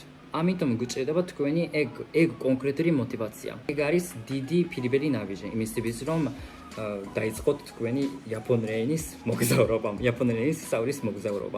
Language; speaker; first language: Georgian; non-native, fluent; Japanese